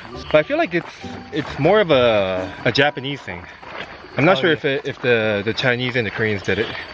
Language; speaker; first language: English; non-native, fluent; Japanese